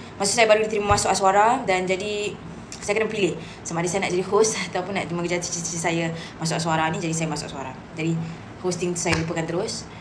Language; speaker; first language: Malay; native; Malay